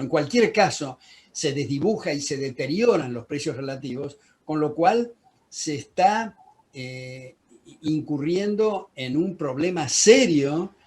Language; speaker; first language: Spanish; native; Spanish